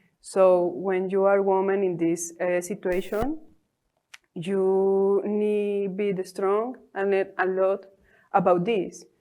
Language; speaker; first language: English; non-native, learner; Spanish